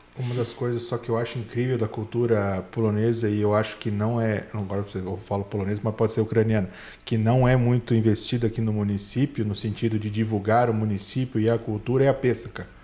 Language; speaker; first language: Portuguese; native; Portuguese